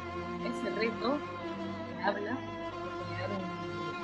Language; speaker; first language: Spanish; native; Spanish